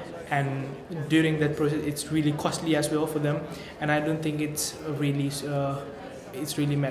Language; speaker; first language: English; non-native, learner; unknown